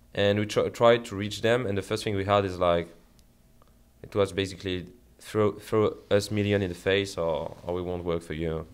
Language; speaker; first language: English; non-native, fluent; French